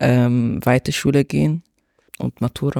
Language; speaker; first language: German; non-native, learner; Arabic